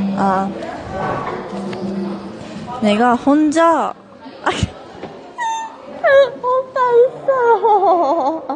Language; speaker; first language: Korean; non-native, learner; Japanese